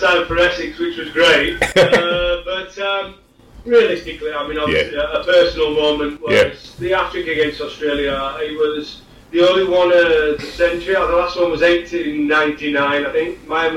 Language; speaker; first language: English; native; English